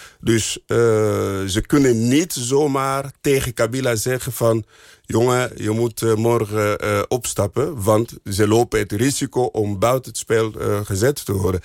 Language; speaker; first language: Dutch; non-native, fluent; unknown